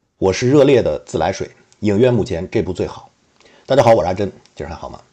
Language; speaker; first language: Chinese; native; Chinese